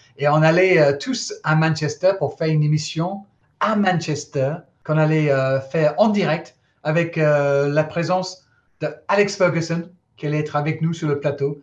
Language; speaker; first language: French; non-native, fluent; English